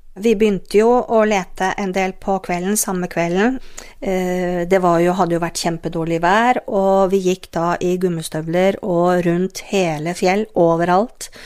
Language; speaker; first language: Norwegian; native; Norwegian